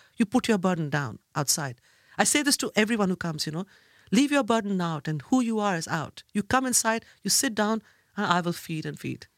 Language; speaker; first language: English; non-native, local second language; Bangla